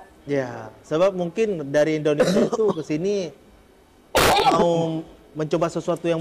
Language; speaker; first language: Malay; early bilingual, heritage; Indonesian